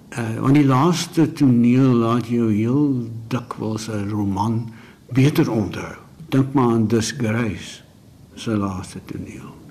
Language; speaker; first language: Afrikaans; native; Afrikaans